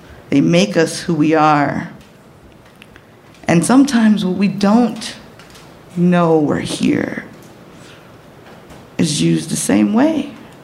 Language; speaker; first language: English; early bilingual, other home language; Spanish